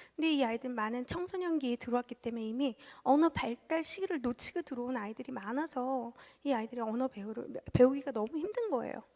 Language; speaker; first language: Korean; early bilingual, heritage; Korean